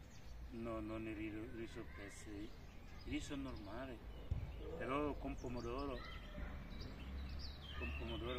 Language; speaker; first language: Italian; non-native, learner; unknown